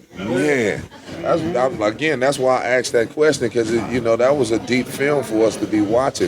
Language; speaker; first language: English; native; English